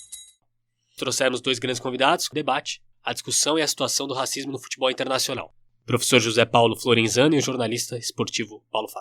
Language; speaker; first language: Portuguese; native; Portuguese